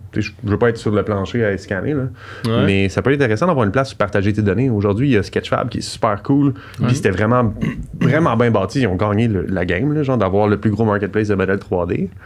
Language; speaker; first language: French; native; French